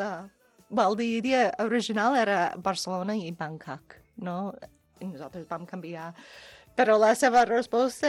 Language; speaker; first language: Catalan; non-native, learner; English